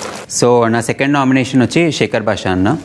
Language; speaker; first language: Telugu; native; Telugu